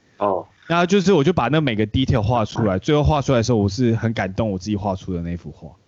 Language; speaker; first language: Chinese; native; Chinese